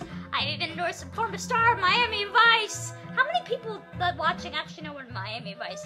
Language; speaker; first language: English; native; English